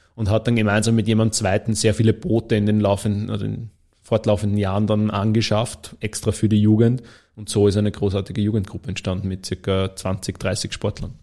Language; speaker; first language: German; native; German